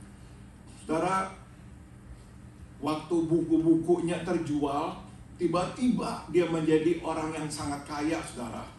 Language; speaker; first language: Indonesian; native; Indonesian